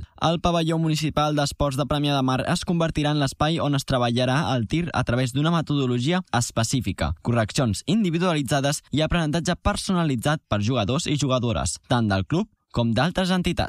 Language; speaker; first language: Catalan; native; Catalan